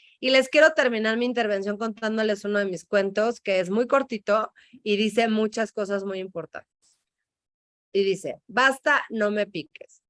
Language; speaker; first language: Spanish; native; Spanish